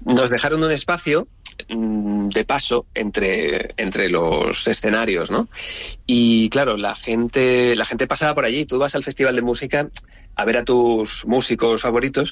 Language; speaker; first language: Spanish; native; Spanish